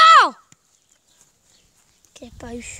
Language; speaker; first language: French; native; French